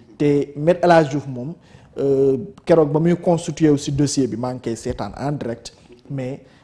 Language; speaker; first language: Wolof; native; Wolof